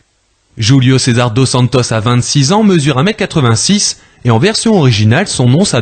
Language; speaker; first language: French; native; French